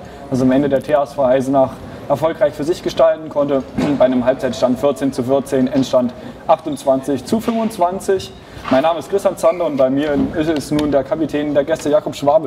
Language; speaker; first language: German; native; German